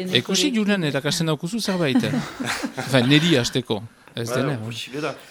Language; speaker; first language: Basque; native; Basque